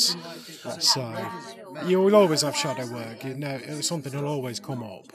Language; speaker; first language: English; native; English